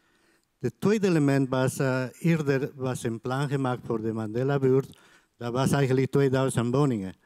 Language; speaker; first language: Dutch; non-native, fluent; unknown